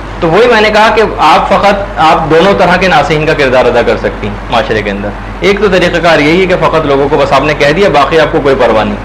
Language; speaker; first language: Urdu; native; Urdu